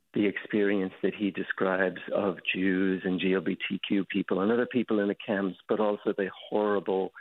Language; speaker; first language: English; native; English